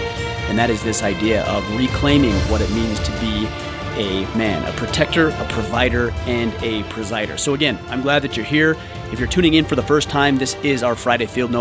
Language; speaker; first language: English; native; English